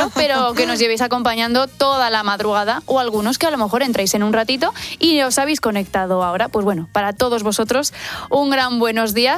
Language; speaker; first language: Spanish; native; Spanish